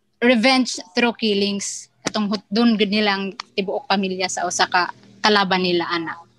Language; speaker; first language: Cebuano; non-native, local second language; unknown